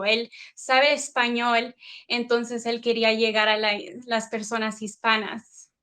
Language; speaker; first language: Spanish; early bilingual, heritage; Spanish